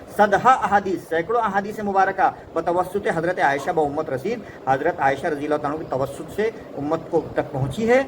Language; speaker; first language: Urdu; native; Urdu